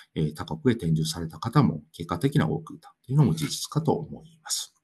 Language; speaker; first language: Japanese; native; Japanese